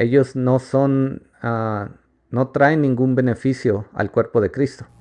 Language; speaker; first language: Spanish; native; Spanish